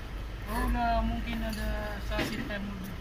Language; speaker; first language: Arabic; non-native, learner; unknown